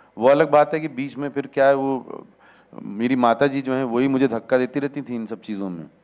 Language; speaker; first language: Hindi; native; Hindi